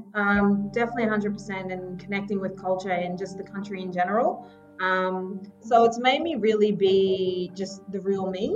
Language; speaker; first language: English; native; English